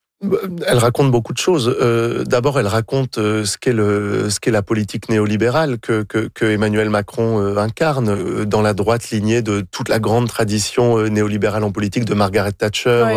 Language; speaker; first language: French; native; French